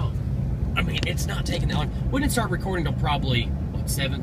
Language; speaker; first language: English; native; English